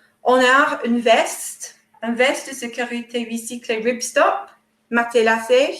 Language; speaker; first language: French; non-native, fluent; English